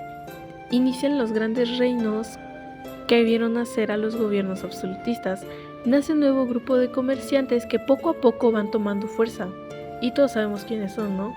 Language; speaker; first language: Spanish; native; Spanish